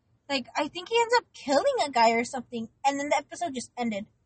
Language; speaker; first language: English; early bilingual, other home language; Spanish